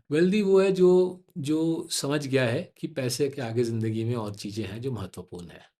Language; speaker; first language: Hindi; non-native, local second language; Bangla